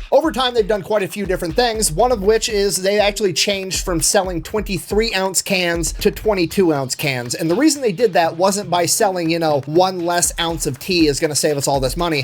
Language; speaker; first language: English; native; English